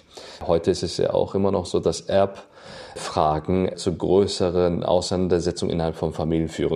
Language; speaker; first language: German; native; German